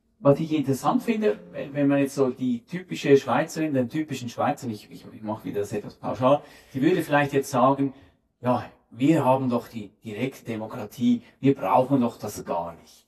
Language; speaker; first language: German; native; German